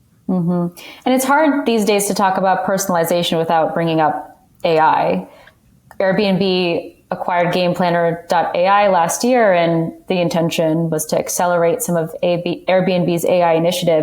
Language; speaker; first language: English; native; English